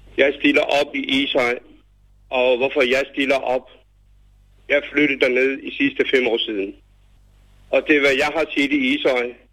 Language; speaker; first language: Danish; non-native, fluent; Urdu